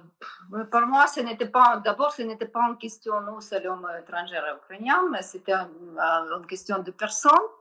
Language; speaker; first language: French; non-native, learner; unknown